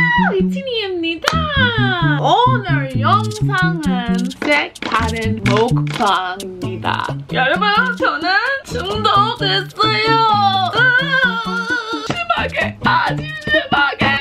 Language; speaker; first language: Korean; non-native, fluent; English